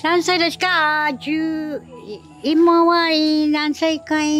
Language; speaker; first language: Japanese; non-native, learner; Filipino